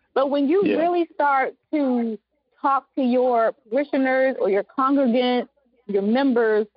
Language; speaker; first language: English; native; English